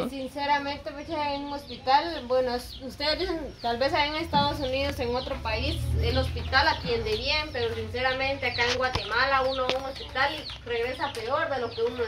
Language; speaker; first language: Spanish; native; Spanish